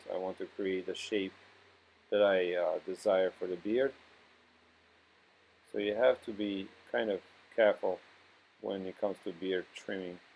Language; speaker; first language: English; non-native, fluent; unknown